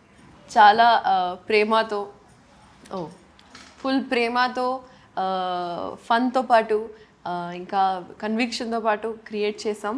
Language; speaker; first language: Telugu; non-native, local second language; Urdu